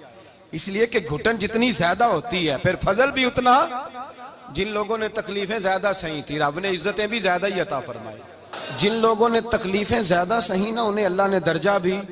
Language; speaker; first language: Hindi; non-native, local second language; Punjabi